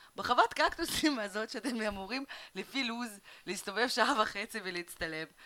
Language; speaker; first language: Hebrew; early bilingual, other home language; Russian